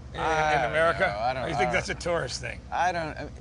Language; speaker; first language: English; native; English